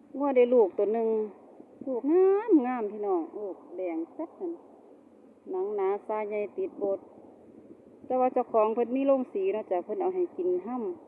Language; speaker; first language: Thai; native; Thai